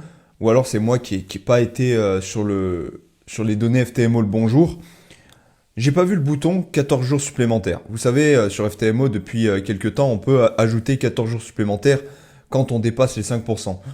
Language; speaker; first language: French; native; French